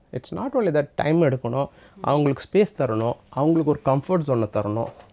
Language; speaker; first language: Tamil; native; Tamil